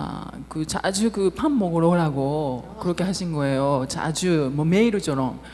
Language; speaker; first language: Korean; non-native, fluent; Japanese